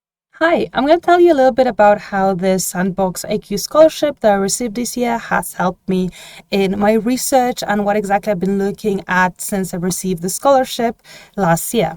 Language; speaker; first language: English; non-native, fluent; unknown